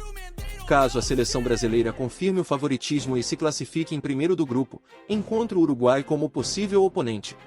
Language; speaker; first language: Portuguese; native; Portuguese